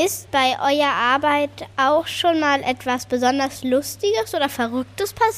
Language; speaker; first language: German; native; German